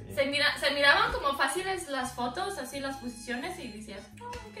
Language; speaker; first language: Spanish; early bilingual, heritage; Spanish